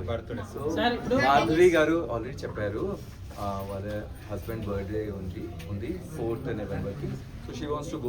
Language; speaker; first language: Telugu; non-native, learner; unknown